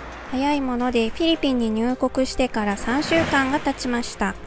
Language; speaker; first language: Japanese; native; Japanese